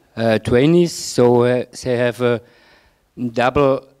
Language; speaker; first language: English; non-native, fluent; German